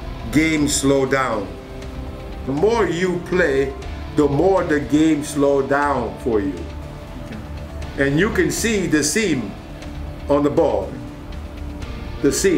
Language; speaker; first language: English; native; English